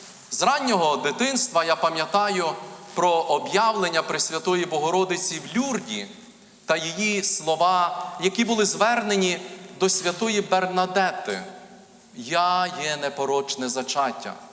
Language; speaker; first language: Ukrainian; native; Ukrainian